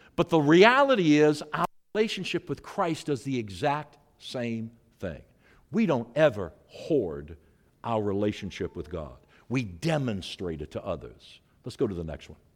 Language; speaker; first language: English; native; English